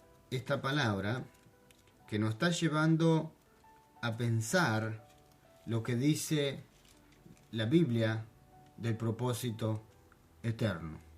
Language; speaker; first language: Spanish; non-native, fluent; French